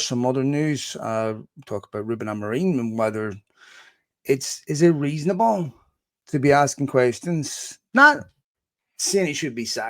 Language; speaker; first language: English; native; English